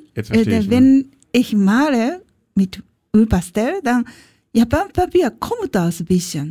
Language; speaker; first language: German; non-native, learner; Japanese